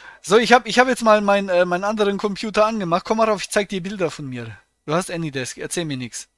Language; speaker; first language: German; native; German